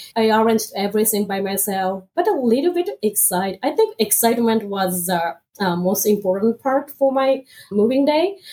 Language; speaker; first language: English; non-native, fluent; Japanese